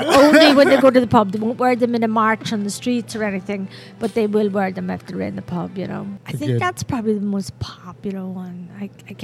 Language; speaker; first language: English; native; English